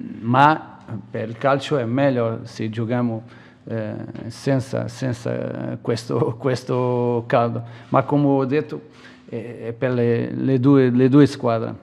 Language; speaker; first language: Italian; non-native, fluent; Portuguese